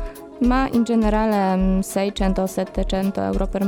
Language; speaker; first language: Italian; non-native, learner; Polish